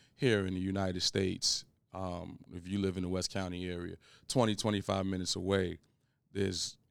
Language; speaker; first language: English; native; English